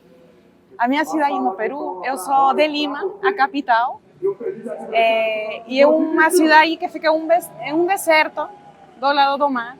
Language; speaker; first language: Portuguese; non-native, fluent; Spanish